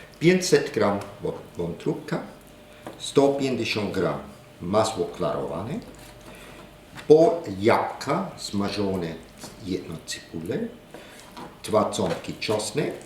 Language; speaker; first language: Polish; non-native, learner; German